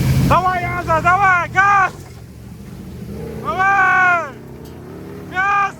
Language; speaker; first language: Russian; non-native, local second language; Uzbek